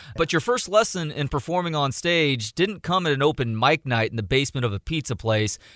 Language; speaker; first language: English; native; English